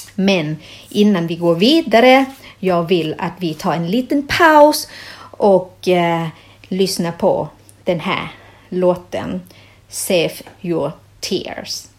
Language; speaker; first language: Swedish; non-native, fluent; Thai